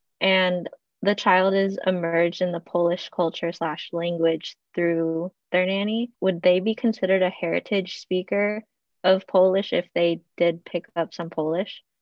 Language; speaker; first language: English; early bilingual, other home language; Spanish